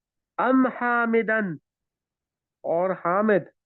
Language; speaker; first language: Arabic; non-native, fluent; Urdu